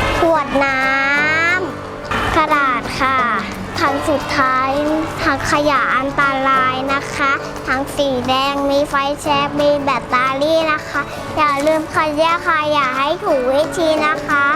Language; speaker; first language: Thai; native; Thai